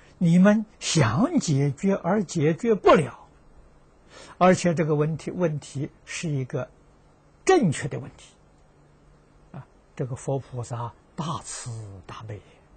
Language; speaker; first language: Chinese; native; Chinese